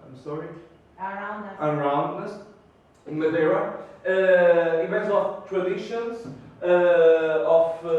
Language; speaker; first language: English; non-native, learner; Portuguese